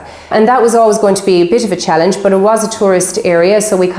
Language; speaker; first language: English; native; English